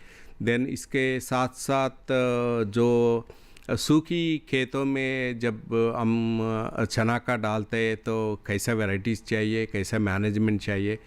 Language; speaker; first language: Hindi; non-native, local second language; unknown